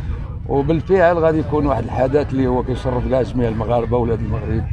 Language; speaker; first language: Arabic; native; Arabic